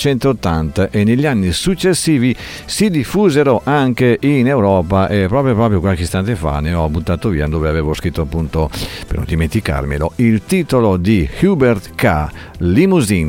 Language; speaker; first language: Italian; native; Italian